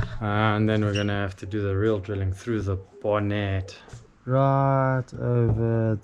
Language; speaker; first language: English; native; English